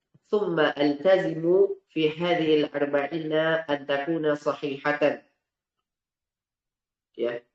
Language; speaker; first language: Arabic; non-native, fluent; Indonesian